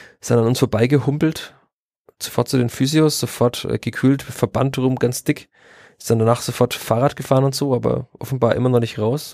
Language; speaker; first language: German; native; German